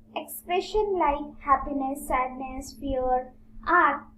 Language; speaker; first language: English; non-native, local second language; Marathi